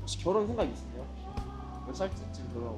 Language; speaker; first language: Korean; native; Korean